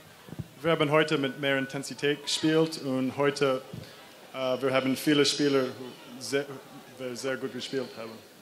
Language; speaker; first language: German; non-native, learner; English